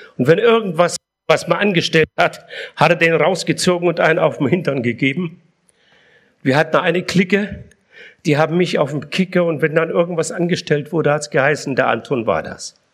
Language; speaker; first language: German; early bilingual, other home language; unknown